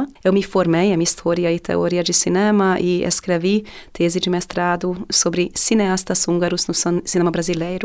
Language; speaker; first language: Portuguese; non-native, fluent; Hungarian